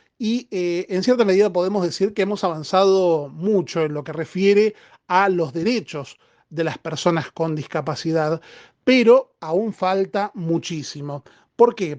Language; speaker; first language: Spanish; native; Spanish